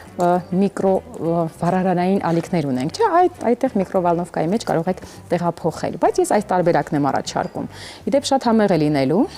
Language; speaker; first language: Armenian; native; Armenian